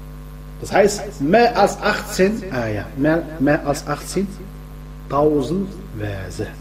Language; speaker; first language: German; non-native, fluent; Arabic